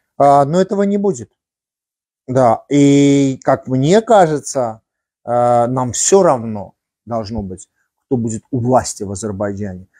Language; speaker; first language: Russian; non-native, local second language; Armenian